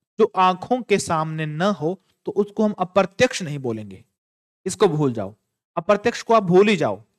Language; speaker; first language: Hindi; native; Hindi